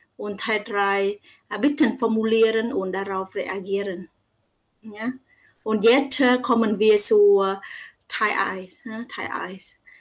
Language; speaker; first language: German; non-native, fluent; Vietnamese